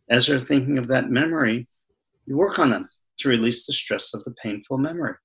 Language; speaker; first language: English; native; English